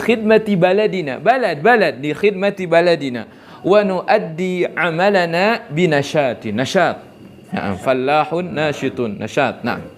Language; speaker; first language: Arabic; non-native, fluent; Indonesian